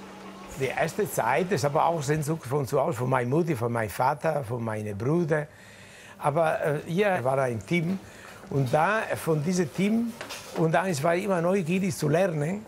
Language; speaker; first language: German; non-native, learner; Italian